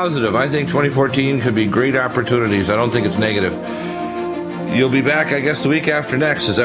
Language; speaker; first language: English; native; English